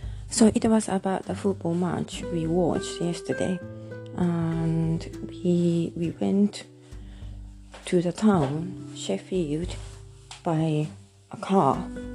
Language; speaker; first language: English; non-native, fluent; Japanese